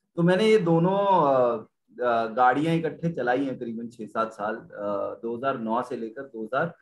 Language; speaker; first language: Hindi; native; Hindi